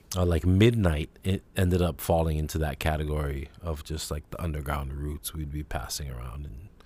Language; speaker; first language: English; native; English